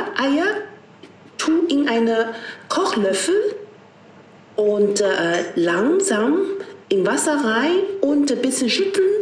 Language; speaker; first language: German; non-native, fluent; Chinese